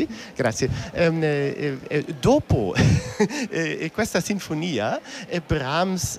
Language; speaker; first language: Italian; non-native, learner; German